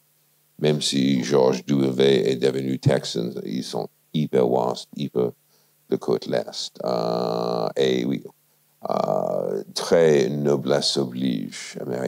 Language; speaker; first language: French; non-native, fluent; English